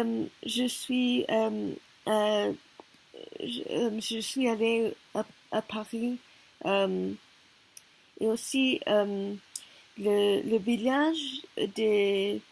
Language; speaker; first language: French; non-native, learner; Korean